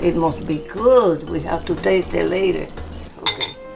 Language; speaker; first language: English; non-native, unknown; Spanish